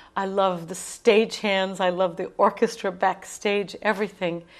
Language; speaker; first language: English; native; English